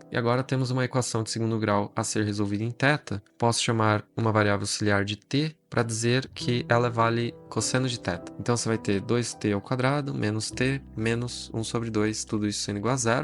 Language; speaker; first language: Portuguese; native; Portuguese